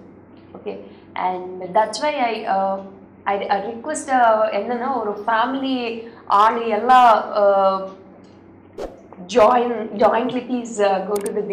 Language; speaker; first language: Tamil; non-native, learner; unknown